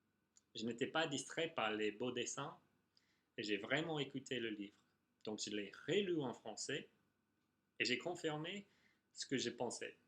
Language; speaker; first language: French; non-native, fluent; English